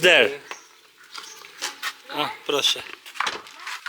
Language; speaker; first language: English; non-native, learner; Polish